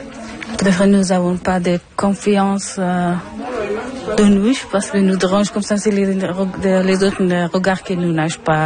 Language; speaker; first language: French; non-native, learner; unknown